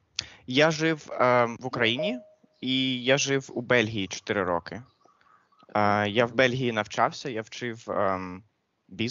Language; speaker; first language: Polish; non-native, learner; Ukrainian